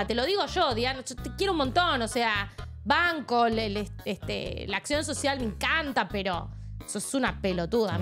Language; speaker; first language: Spanish; native; Spanish